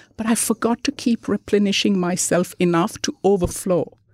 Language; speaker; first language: English; non-native, local second language; Malayalam